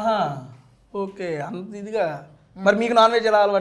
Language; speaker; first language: Telugu; native; Telugu